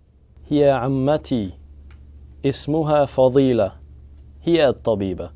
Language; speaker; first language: Arabic; non-native, learner; English